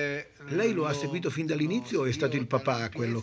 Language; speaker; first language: Italian; native; Italian